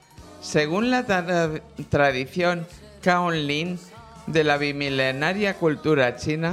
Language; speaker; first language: Spanish; native; Spanish